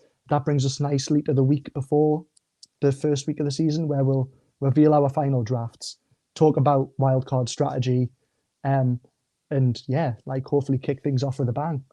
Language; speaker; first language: English; native; English